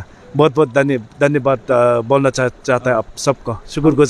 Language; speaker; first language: Hindi; non-native, fluent; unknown